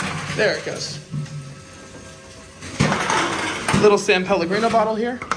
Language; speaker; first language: English; native; English